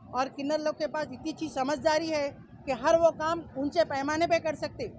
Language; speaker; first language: Hindi; non-native, local second language; Urdu